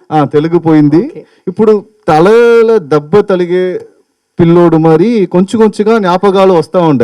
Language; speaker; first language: Telugu; non-native, learner; Tamil